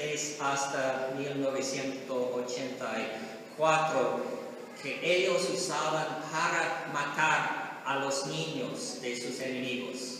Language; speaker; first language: Spanish; non-native, learner; English